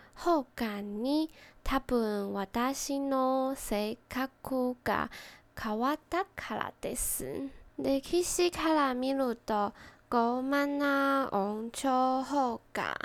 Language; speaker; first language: Japanese; non-native, learner; Chinese